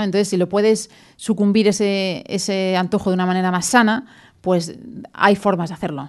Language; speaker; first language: Spanish; native; Spanish